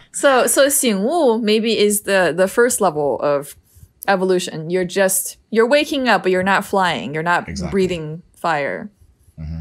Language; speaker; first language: English; native; English